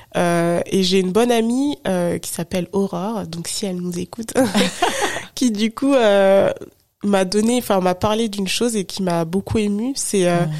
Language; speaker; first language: French; native; French